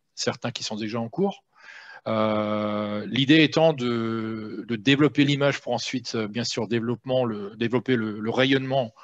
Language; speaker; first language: French; native; French